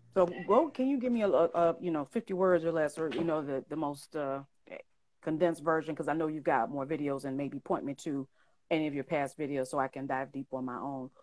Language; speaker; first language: English; native; English